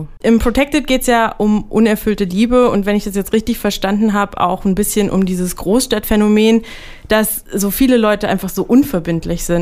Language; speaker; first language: German; native; German